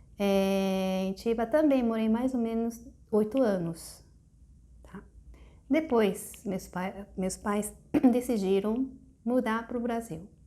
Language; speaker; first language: Portuguese; non-native, fluent; Japanese